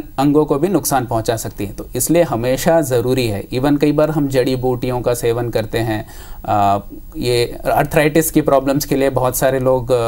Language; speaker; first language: Hindi; native; Hindi